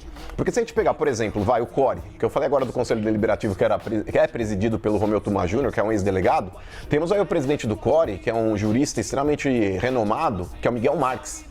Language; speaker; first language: Portuguese; native; Portuguese